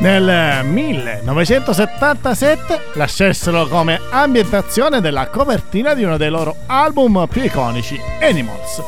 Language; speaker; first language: Italian; native; Italian